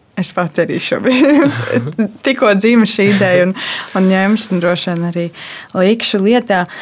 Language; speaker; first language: Latvian; native; Latvian